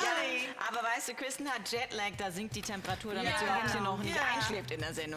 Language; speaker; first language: German; native; German